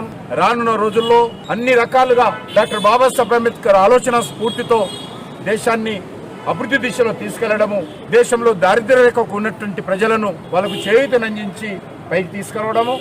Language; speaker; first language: Telugu; native; Telugu